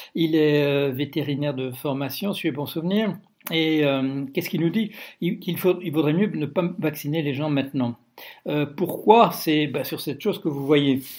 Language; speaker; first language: French; non-native, fluent; Dutch